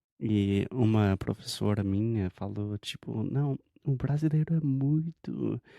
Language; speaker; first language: Portuguese; non-native, fluent; English